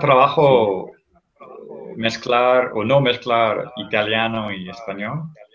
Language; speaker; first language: Spanish; non-native, fluent; English